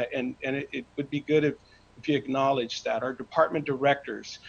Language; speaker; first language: English; native; English